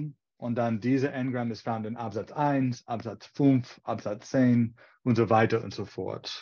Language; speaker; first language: German; non-native, fluent; English